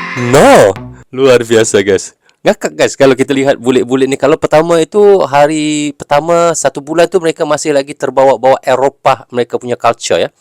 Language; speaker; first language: Malay; native; Malay